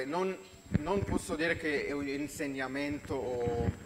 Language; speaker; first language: Italian; non-native, learner; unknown